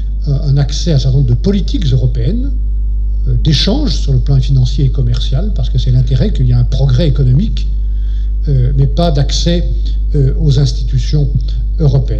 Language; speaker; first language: French; native; French